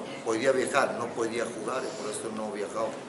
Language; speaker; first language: Spanish; non-native, fluent; Croatian